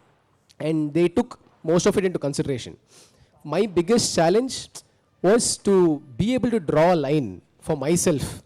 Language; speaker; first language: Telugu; early bilingual, heritage; Telugu